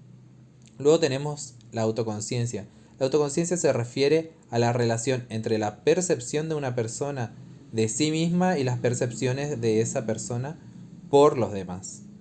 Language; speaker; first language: Spanish; native; Spanish